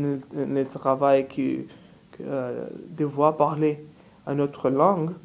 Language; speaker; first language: French; non-native, learner; Portuguese